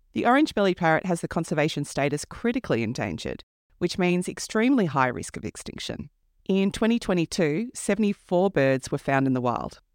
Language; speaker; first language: English; native; English